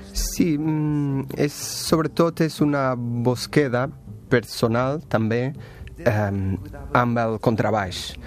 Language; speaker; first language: Catalan; non-native, learner; Portuguese